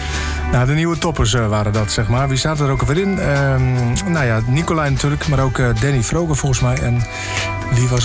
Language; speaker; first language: Dutch; native; Dutch